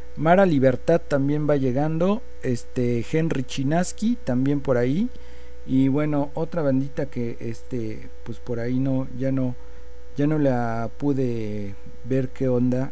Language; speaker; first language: Spanish; native; Spanish